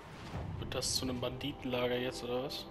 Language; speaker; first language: German; native; German